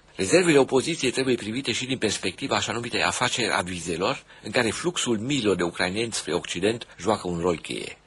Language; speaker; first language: Romanian; non-native, local second language; German